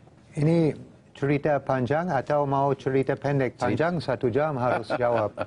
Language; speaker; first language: Indonesian; non-native, fluent; English